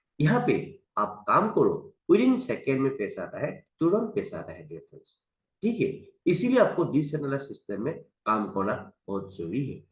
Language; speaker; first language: Hindi; non-native, local second language; Assamese